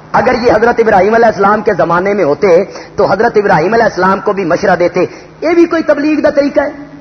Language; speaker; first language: Urdu; non-native, local second language; Punjabi